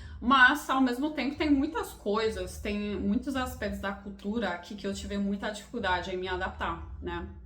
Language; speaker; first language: Portuguese; non-native, fluent; English